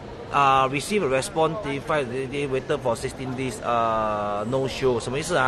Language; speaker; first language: English; non-native, local second language; Chinese